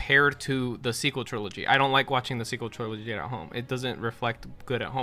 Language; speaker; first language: English; native; English